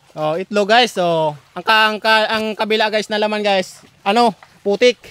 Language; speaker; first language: Filipino; non-native, local second language; Bikol